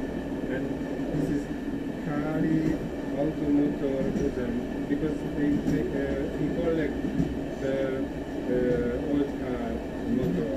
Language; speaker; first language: English; non-native, learner; Hungarian